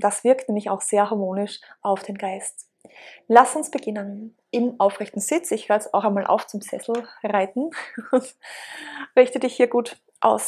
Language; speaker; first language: German; native; German